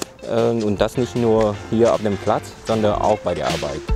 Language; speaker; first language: German; non-native, fluent; Vietnamese